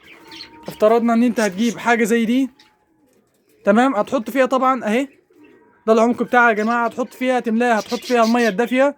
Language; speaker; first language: Arabic; native; Arabic